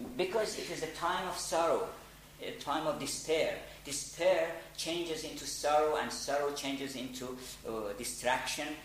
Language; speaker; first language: English; non-native, fluent; Persian